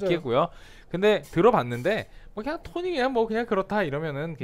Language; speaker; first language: Korean; native; Korean